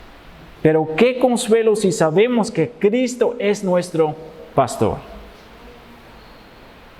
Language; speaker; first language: Spanish; non-native, fluent; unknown